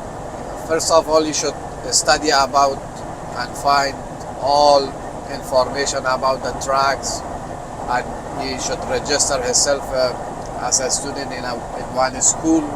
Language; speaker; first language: English; non-native, learner; Persian